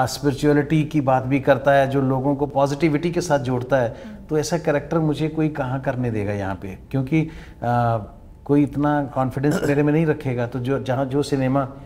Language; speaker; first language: Hindi; non-native, local second language; Punjabi